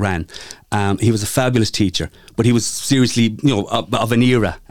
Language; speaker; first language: English; native; English